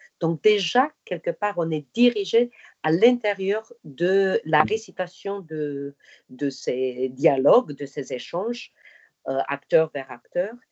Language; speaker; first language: French; non-native, fluent; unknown